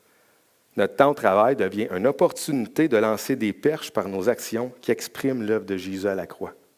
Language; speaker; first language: French; native; French